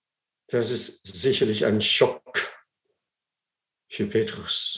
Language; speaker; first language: German; non-native, fluent; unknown